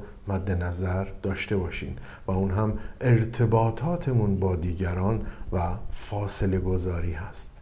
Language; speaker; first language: Persian; native; Persian